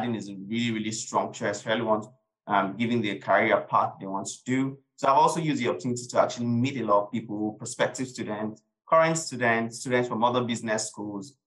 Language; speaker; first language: English; non-native, local second language; Yoruba